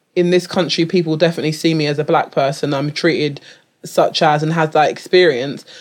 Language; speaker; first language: English; native; English